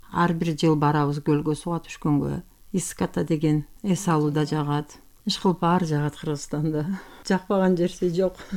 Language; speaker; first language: Kyrgyz; non-native, local second language; Turkish